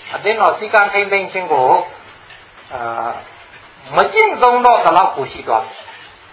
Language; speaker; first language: Burmese; non-native, local second language; Hakha Chin